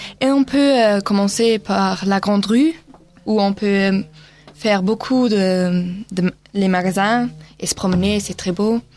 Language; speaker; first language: French; non-native, local second language; Portuguese